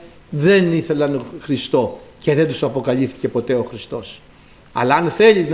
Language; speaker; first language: Greek; native; Greek